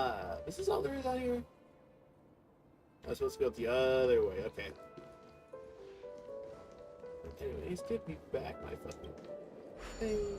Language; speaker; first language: English; native; English